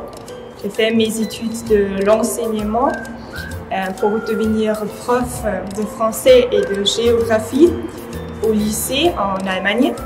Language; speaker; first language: French; non-native, fluent; German